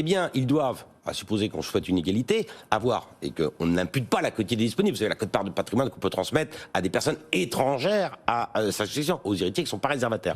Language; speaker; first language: French; native; French